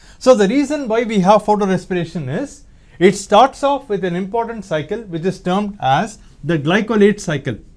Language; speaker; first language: English; non-native, local second language; Tamil